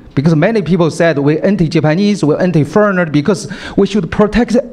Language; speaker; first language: English; non-native, fluent; Chinese